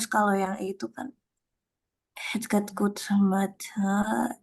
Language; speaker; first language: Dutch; non-native, learner; Indonesian